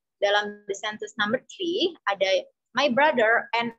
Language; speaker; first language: English; non-native, learner; Indonesian